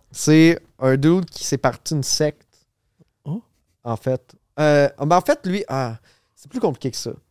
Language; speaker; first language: French; native; French